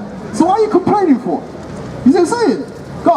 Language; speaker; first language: English; native; English